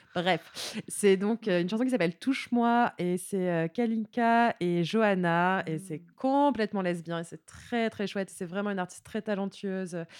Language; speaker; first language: French; native; French